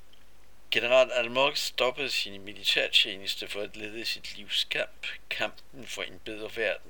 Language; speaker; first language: Danish; native; Danish